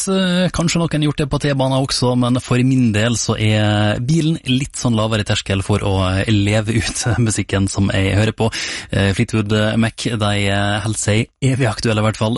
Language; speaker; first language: Norwegian; native; Norwegian